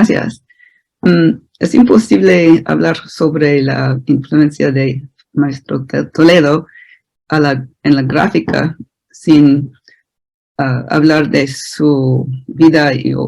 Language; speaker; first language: Spanish; non-native, fluent; English